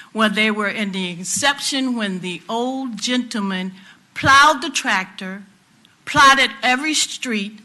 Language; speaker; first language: English; native; English